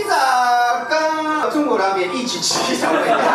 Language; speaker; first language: Chinese; non-native, fluent; Japanese